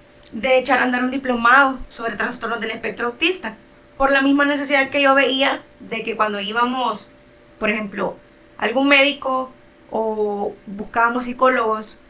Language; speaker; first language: Spanish; native; Spanish